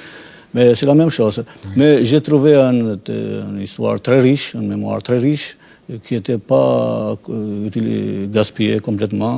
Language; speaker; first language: French; non-native, fluent; Albanian